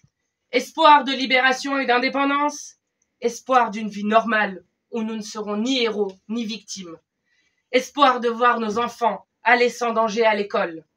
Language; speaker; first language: French; native; French